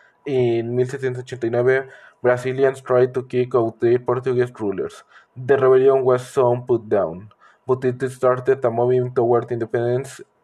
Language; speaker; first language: English; non-native, learner; Spanish